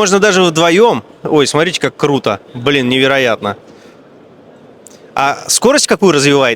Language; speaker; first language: Russian; native; Russian